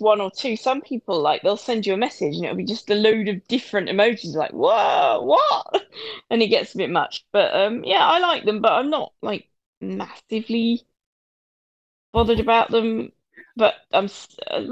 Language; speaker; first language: English; native; English